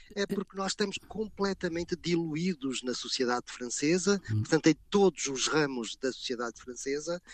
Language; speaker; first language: Portuguese; native; Portuguese